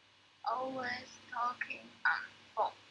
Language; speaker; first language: English; non-native, learner; Chinese